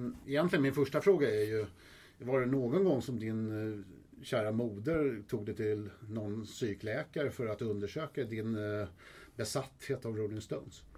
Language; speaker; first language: Swedish; native; Swedish